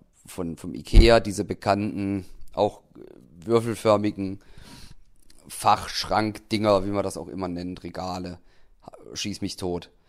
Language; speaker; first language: German; native; German